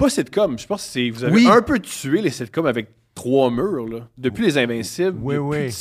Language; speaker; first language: French; native; French